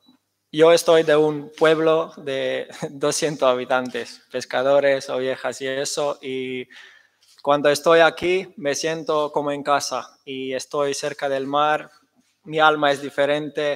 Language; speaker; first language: Spanish; non-native, fluent; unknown